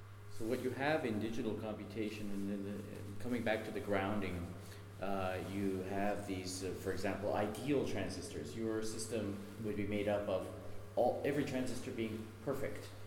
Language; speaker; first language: English; native; English